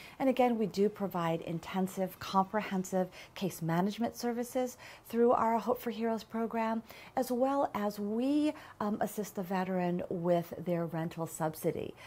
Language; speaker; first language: English; native; English